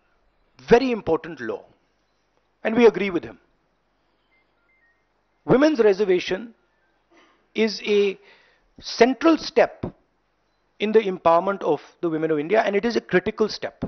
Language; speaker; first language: English; non-native, local second language; Hindi